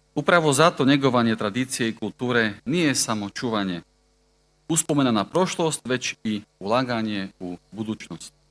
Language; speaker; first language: Bosnian; non-native, fluent; Slovak